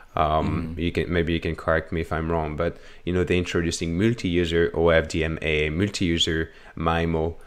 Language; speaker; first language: English; non-native, fluent; French